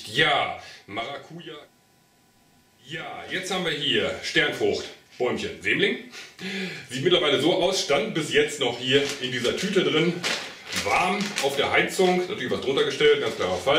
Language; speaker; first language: German; native; German